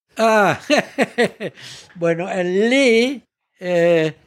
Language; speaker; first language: Spanish; early bilingual, heritage; Dutch